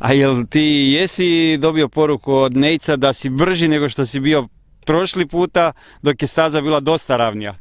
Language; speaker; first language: Croatian; native; Croatian